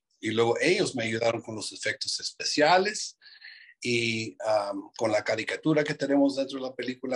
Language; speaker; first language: Spanish; non-native, fluent; English